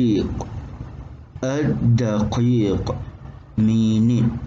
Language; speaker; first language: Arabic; non-native, fluent; Malay